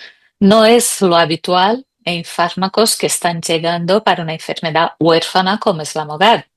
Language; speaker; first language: Spanish; native; Spanish